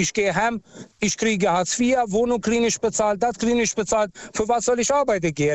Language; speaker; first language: German; non-native, fluent; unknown